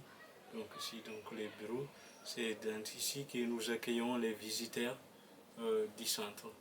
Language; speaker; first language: French; non-native, local second language; Malagasy